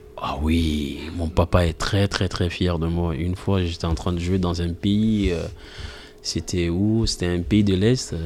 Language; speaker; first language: French; non-native, local second language; Mandingo